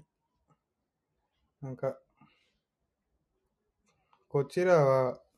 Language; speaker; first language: Japanese; non-native, learner; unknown